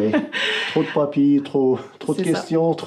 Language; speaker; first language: French; non-native, fluent; Arabic